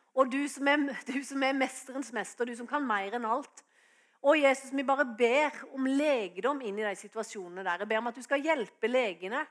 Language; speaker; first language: Norwegian; native; Norwegian